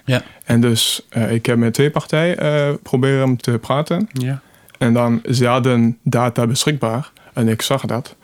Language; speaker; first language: Dutch; non-native, fluent; French